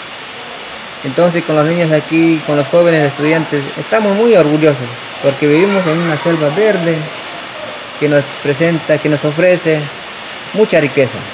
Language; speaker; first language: Spanish; non-native, local second language; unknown